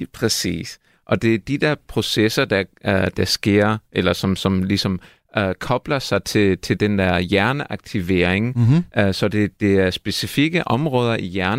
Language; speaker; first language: Danish; non-native, fluent; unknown